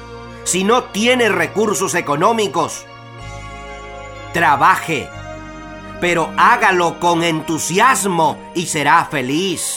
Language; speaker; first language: Spanish; native; Spanish